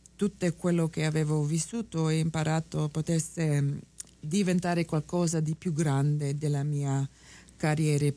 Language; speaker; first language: Italian; early bilingual, heritage; Italian